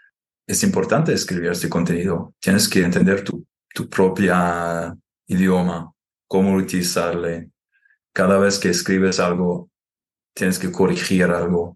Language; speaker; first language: Spanish; non-native, fluent; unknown